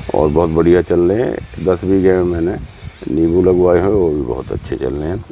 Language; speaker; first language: Hindi; native; Hindi